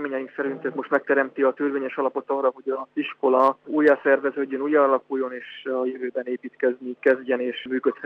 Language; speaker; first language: Hungarian; native; Hungarian